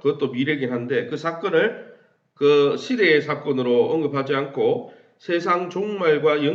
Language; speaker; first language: Korean; native; Korean